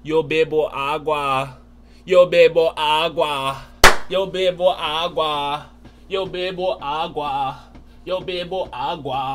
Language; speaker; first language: Spanish; non-native, learner; English